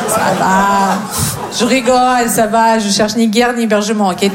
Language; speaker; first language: French; non-native, fluent; Russian